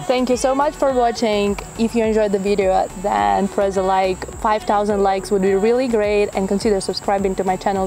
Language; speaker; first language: English; non-native, fluent; Ukrainian